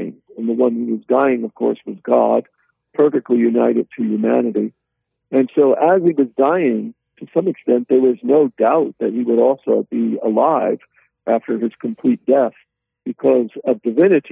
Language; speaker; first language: English; native; English